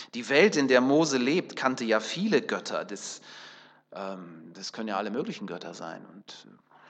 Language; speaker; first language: German; early bilingual, other home language; Russian